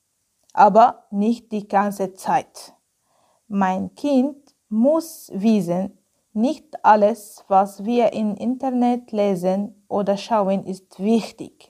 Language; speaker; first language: German; non-native, learner; Arabic